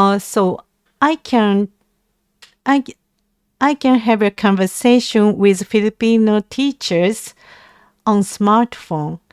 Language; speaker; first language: English; non-native, learner; Japanese